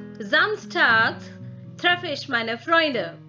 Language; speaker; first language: German; non-native, fluent; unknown